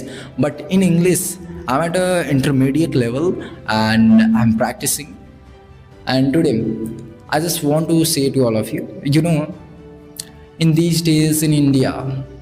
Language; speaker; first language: English; non-native, learner; Bhojpuri